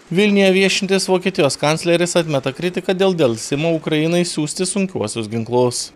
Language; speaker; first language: Lithuanian; native; Lithuanian